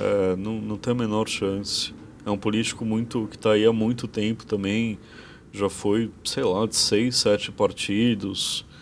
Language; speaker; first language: Portuguese; native; Portuguese